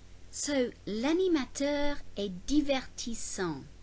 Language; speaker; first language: French; non-native, fluent; English